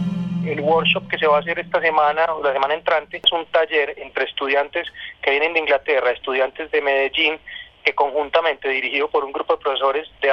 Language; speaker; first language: Spanish; native; Spanish